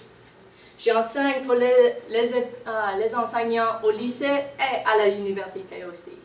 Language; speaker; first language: French; non-native, learner; English